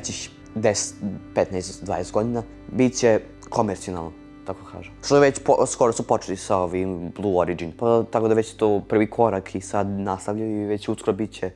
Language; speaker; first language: Serbian; early bilingual, heritage; Serbian